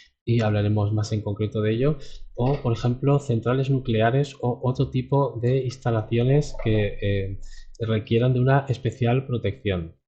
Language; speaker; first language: Spanish; native; Spanish